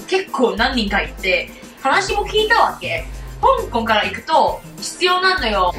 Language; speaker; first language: Japanese; non-native, fluent; Cantonese